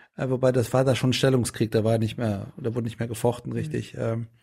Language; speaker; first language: German; early bilingual, other home language; Persian